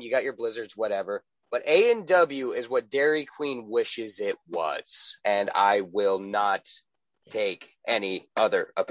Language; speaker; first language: English; native; English